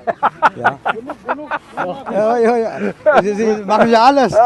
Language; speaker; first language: German; non-native, fluent; Hindi